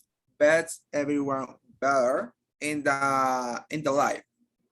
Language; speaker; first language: English; non-native, learner; Spanish